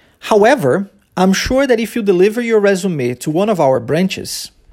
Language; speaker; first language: English; early bilingual, other home language; Portuguese